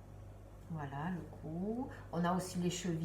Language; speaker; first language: French; native; French